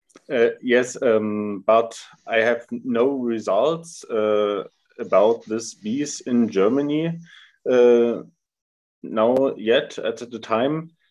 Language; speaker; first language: English; non-native, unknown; German